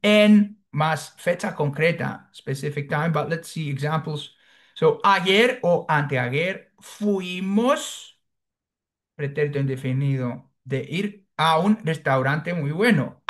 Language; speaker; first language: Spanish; non-native, fluent; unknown